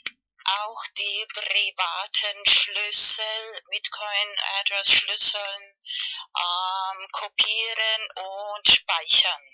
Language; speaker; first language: German; non-native, learner; Spanish